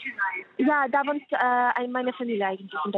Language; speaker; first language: German; non-native, fluent; Ukrainian